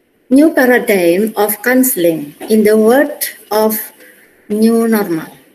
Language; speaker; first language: English; non-native, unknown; Indonesian